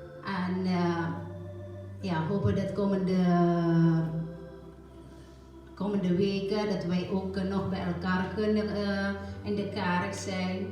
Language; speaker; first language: Dutch; non-native, learner; Indonesian